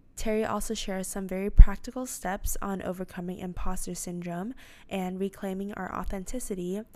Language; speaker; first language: English; non-native, fluent; Chinese